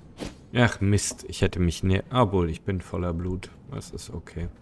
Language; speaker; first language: German; native; German